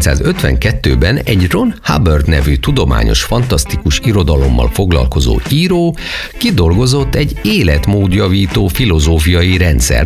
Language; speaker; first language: Hungarian; native; Hungarian